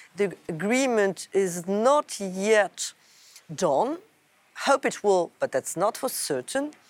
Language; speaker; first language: English; non-native, fluent; French